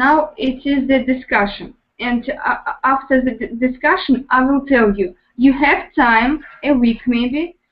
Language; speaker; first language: English; non-native, learner; Russian